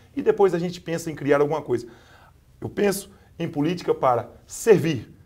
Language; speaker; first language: Portuguese; native; Portuguese